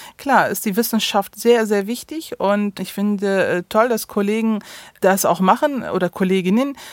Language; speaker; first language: German; early bilingual, other home language; Turkish